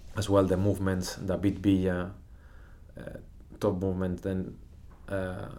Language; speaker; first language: English; non-native, fluent; Spanish